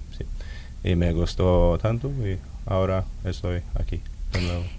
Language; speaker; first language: Spanish; non-native, learner; Norwegian